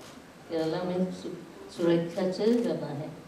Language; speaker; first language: Hindi; non-native, local second language; Assamese